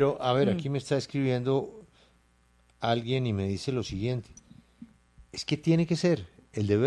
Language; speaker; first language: Spanish; native; Spanish